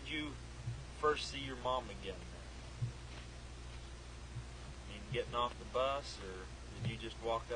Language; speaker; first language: English; native; English